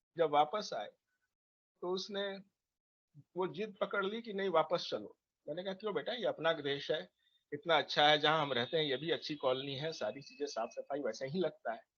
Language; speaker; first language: Hindi; native; Hindi